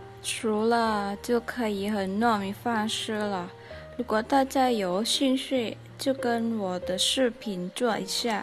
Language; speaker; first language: Chinese; non-native, learner; Lao